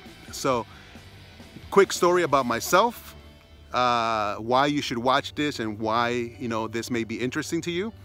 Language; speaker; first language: English; early bilingual, other home language; Spanish